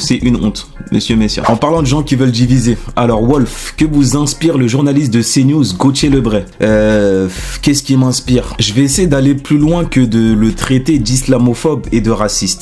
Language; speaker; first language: French; native; French